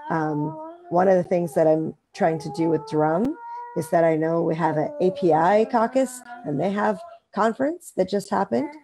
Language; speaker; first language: English; native; English